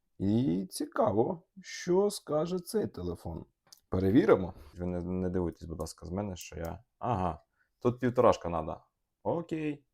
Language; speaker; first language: Ukrainian; non-native, local second language; Russian